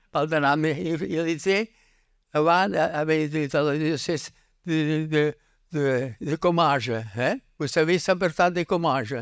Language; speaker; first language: French; non-native, learner; Catalan